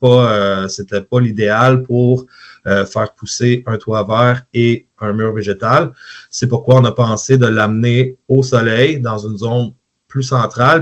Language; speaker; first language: French; native; French